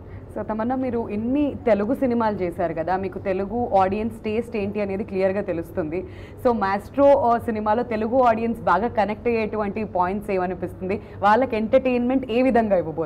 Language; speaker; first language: Telugu; native; Telugu